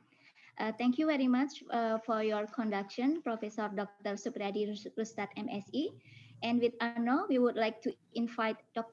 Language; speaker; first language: English; non-native, fluent; Indonesian